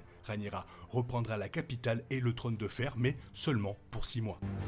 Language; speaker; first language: French; native; French